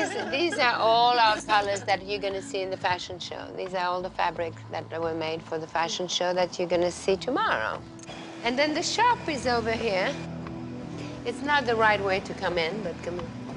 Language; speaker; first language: English; non-native, fluent; French